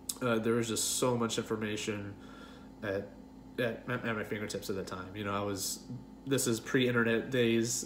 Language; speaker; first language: English; native; English